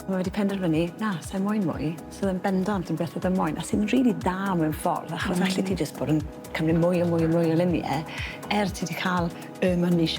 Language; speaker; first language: Welsh; native; Welsh